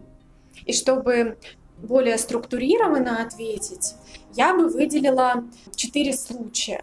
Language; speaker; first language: Russian; native; Russian